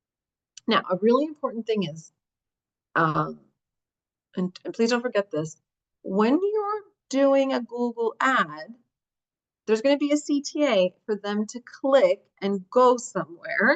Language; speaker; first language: English; native; English